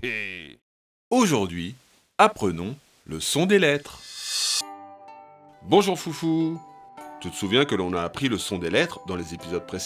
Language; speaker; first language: French; native; French